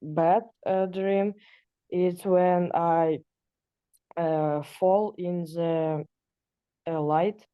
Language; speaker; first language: English; non-native, learner; Russian